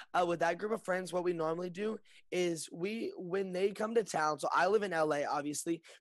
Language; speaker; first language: English; native; English